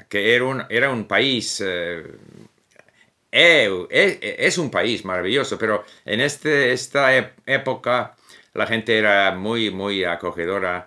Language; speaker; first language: Spanish; non-native, fluent; English